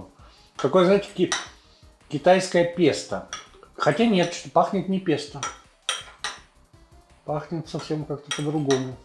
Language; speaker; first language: Russian; native; Russian